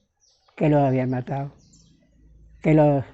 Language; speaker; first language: Spanish; native; Spanish